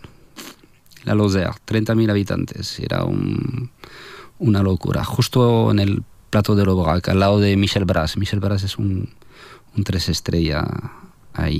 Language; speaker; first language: Spanish; non-native, fluent; French